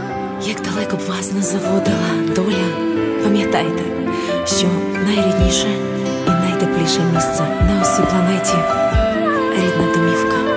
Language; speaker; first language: Ukrainian; native; Ukrainian